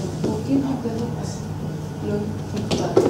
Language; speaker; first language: Hebrew; non-native, fluent; Spanish